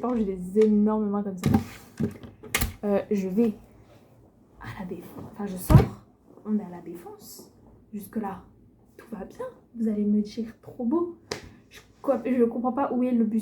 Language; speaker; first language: French; native; French